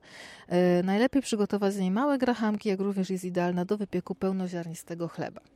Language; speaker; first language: Polish; native; Polish